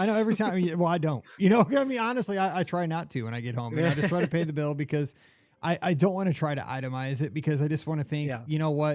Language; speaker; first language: English; native; English